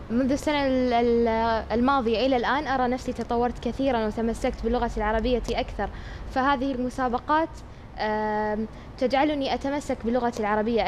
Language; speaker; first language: Arabic; native; Arabic